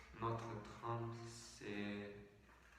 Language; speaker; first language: French; non-native, learner; Spanish